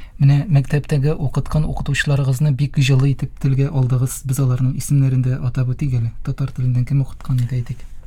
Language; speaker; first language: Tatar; native; Tatar